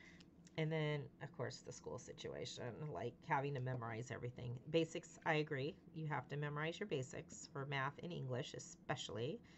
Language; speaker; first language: English; native; English